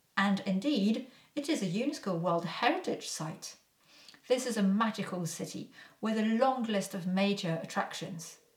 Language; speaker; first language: English; non-native, fluent; French